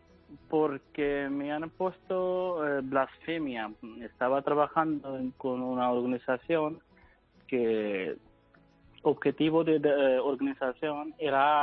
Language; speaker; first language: Spanish; non-native, learner; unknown